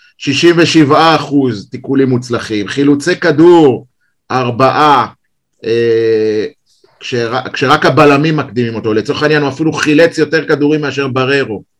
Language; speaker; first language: Hebrew; native; Hebrew